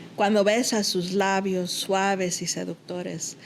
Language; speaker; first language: Spanish; early bilingual, heritage; Spanish